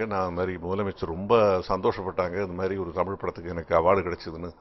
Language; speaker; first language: Tamil; native; Tamil